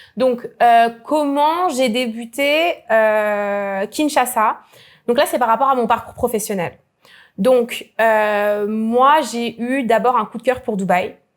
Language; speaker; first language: French; native; French